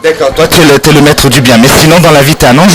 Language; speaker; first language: French; non-native, fluent; Arabic